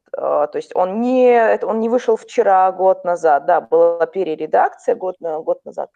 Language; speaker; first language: Russian; non-native, local second language; Belarusian